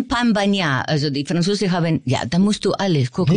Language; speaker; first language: German; non-native, fluent; Spanish